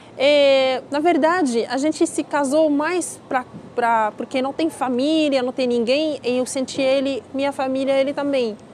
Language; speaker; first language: Portuguese; non-native, learner; Arabic